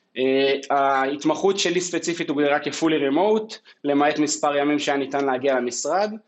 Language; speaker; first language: Hebrew; native; Hebrew